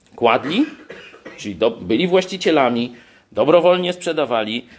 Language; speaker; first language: Polish; native; Polish